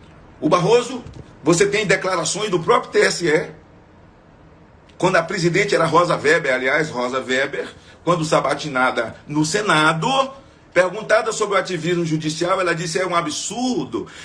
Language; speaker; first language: Portuguese; native; Portuguese